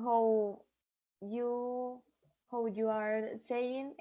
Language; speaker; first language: English; non-native, learner; Spanish